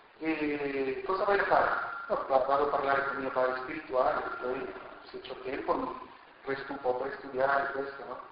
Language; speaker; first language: Italian; non-native, fluent; Spanish